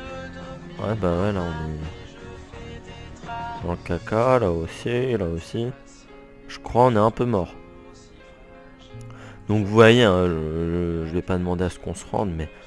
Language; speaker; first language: French; native; French